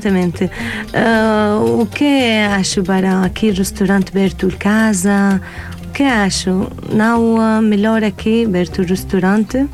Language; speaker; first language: Portuguese; non-native, learner; Arabic